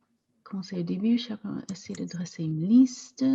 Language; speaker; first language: French; non-native, fluent; English